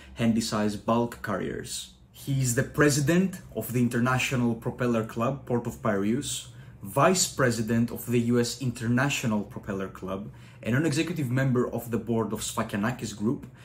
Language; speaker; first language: English; non-native, fluent; Greek